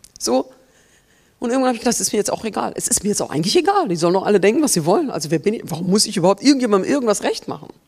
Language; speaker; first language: German; native; German